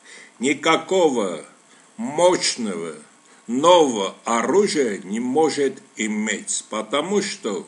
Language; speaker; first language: Russian; non-native, local second language; Armenian